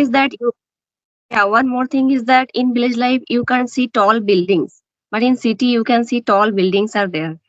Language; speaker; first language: English; non-native, learner; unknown